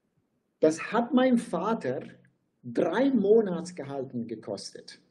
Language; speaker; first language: German; non-native, fluent; Turkish